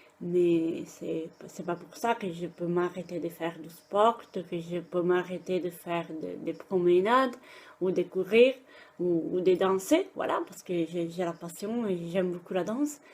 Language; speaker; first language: French; non-native, fluent; Italian